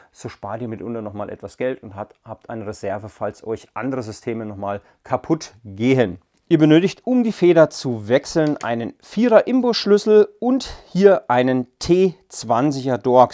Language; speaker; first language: German; native; German